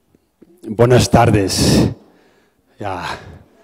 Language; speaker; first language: Spanish; non-native, fluent; Tibetan